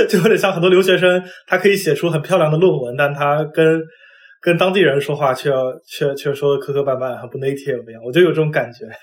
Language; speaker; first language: Chinese; non-native, local second language; Wu Chinese